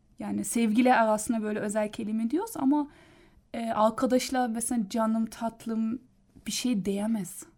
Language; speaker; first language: Turkish; non-native, learner; German